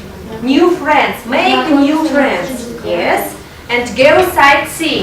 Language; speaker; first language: English; non-native, fluent; Russian